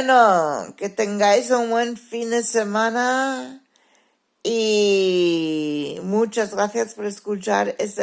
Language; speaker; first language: Spanish; early bilingual, heritage; Spanish